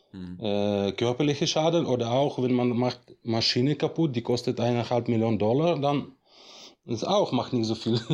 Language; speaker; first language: German; non-native, fluent; Russian